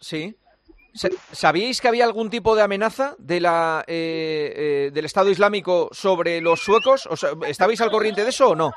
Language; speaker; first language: Spanish; native; Spanish